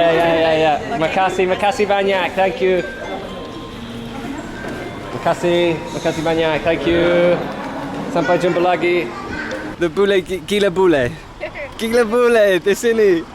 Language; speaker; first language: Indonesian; non-native, learner; English